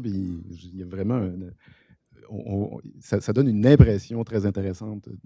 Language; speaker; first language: French; native; French